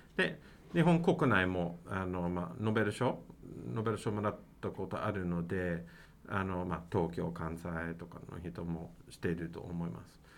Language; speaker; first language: Japanese; non-native, fluent; English